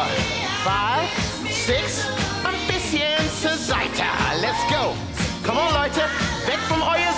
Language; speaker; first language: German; non-native, fluent; English